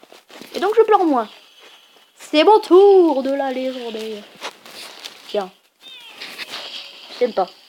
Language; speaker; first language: French; native; French